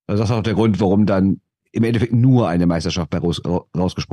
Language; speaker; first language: German; native; German